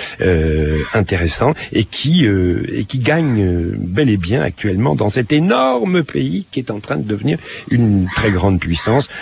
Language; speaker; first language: French; native; French